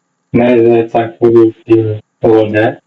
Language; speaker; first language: Arabic; non-native, learner; Indonesian